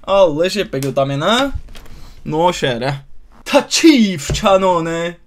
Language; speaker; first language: Norwegian; early bilingual, other home language; Albanian